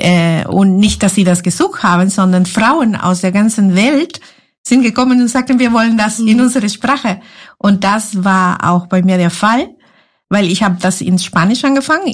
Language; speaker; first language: German; non-native, fluent; Spanish